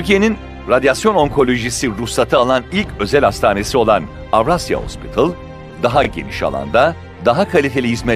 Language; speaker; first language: Turkish; native; Turkish